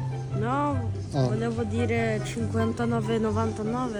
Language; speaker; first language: Italian; early bilingual, other home language; Filipino